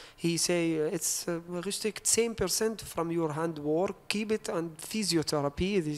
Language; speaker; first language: German; non-native, learner; Arabic